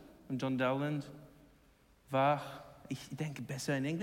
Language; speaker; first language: German; non-native, learner; English